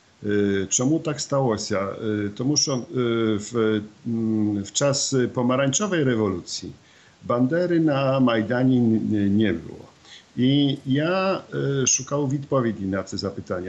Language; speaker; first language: Polish; non-native, learner; Ukrainian